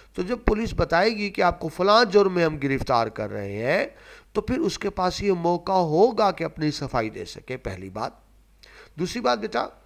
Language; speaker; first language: Urdu; non-native, local second language; Punjabi